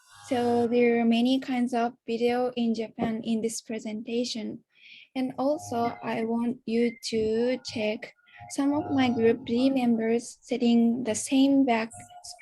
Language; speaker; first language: English; non-native, learner; Japanese